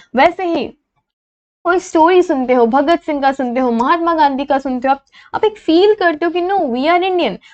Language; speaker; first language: Hindi; non-native, local second language; Assamese